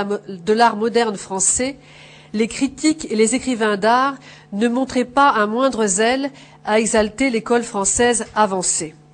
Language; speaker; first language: French; native; French